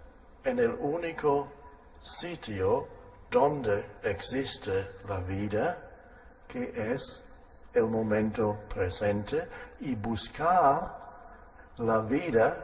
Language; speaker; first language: Spanish; non-native, fluent; German